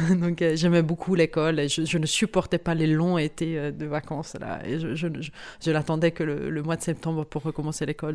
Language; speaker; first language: French; non-native, local second language; Italian